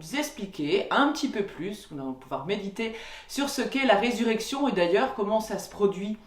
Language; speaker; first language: French; native; French